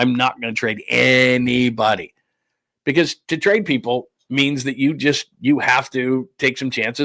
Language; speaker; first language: English; native; English